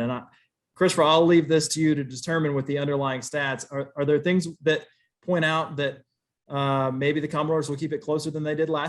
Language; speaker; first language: English; native; English